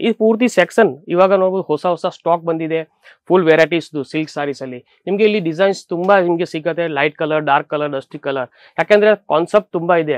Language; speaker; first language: Kannada; non-native, fluent; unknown